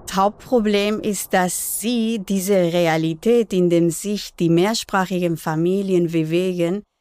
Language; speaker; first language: German; non-native, fluent; Spanish